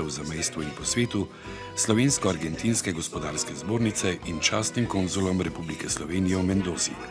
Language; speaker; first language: Slovenian; native; Slovenian